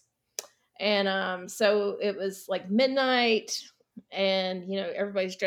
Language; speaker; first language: English; native; English